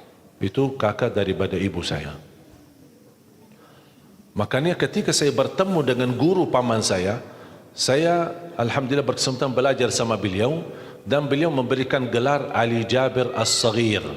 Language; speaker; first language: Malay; non-native, fluent; Arabic